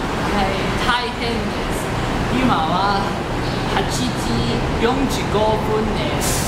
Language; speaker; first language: Japanese; non-native, learner; Cantonese